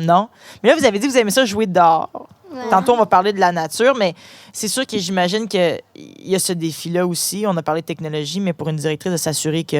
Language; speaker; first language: French; native; French